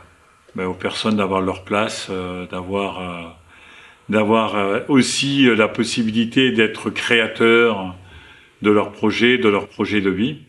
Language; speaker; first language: French; native; French